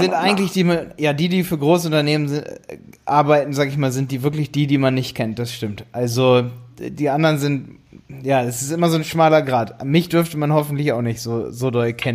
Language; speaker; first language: German; native; German